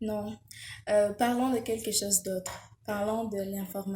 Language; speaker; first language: French; non-native, local second language; Kinyarwanda